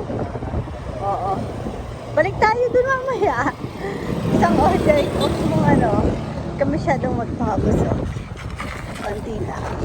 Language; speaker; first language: Filipino; native; Filipino